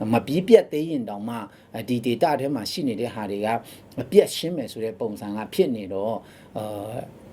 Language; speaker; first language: Burmese; non-native, local second language; Shan